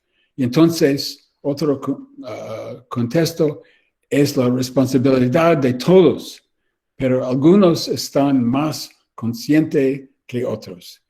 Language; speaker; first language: Spanish; non-native, learner; English